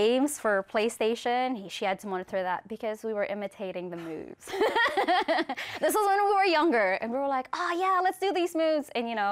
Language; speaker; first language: English; non-native, local second language; Filipino